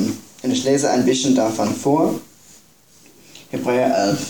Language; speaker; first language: German; non-native, fluent; English